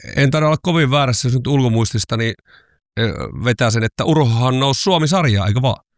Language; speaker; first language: Finnish; native; Finnish